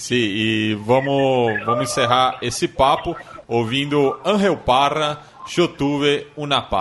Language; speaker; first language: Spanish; non-native, fluent; Portuguese